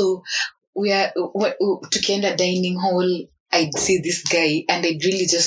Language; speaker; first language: English; non-native, local second language; Swahili